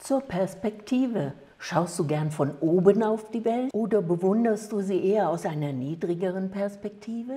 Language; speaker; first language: German; native; German